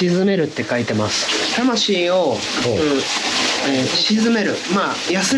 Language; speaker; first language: Japanese; native; Japanese